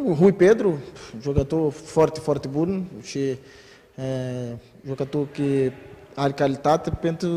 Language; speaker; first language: Romanian; non-native, learner; Portuguese